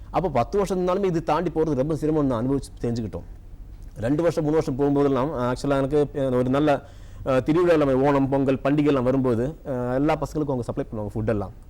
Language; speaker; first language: Tamil; non-native, local second language; Malayalam